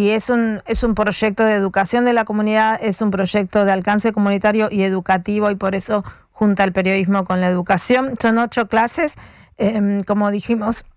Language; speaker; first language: Spanish; native; Spanish